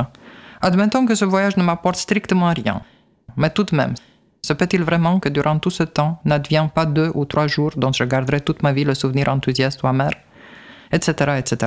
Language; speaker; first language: French; native; French